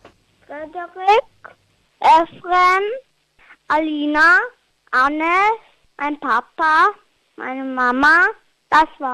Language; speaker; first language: German; native; German